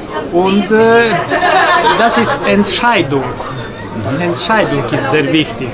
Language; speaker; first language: German; non-native, learner; Latvian